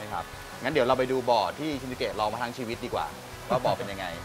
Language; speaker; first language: Thai; native; Thai